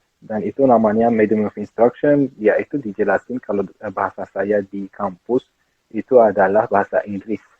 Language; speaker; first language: Indonesian; non-native, fluent; Persian